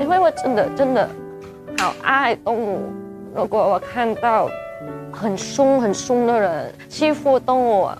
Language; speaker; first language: Chinese; non-native, fluent; Thai